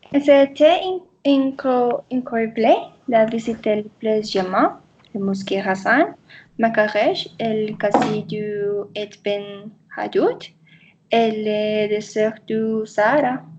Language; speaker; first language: French; non-native, learner; Spanish